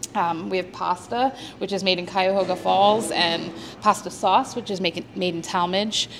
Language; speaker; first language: English; native; English